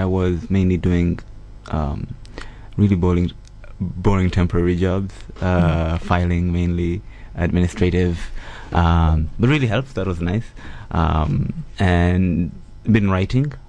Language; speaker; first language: English; non-native, local second language; Swahili